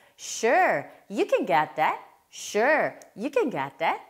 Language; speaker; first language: English; non-native, fluent; Korean